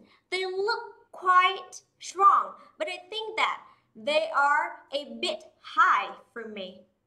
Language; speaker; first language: English; non-native, fluent; Vietnamese